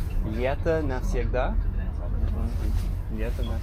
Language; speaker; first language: Russian; non-native, learner; English